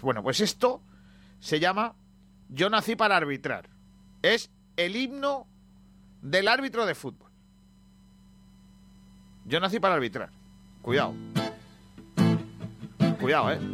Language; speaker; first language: Spanish; native; Spanish